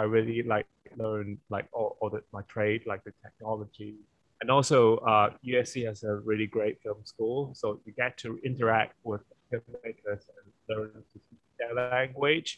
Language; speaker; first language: English; non-native, local second language; Cantonese